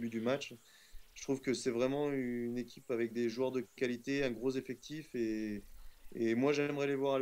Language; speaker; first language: French; native; French